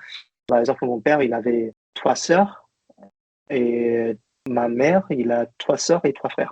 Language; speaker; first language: French; non-native, fluent; Chinese